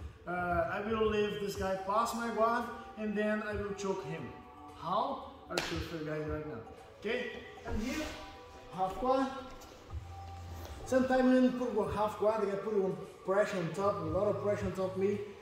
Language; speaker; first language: English; non-native, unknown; Portuguese